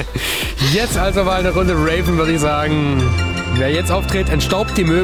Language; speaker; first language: German; native; German